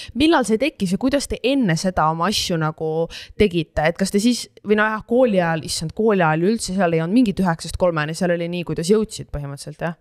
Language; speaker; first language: Estonian; native; Estonian